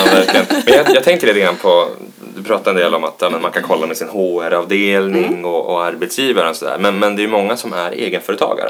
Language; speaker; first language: Swedish; native; Swedish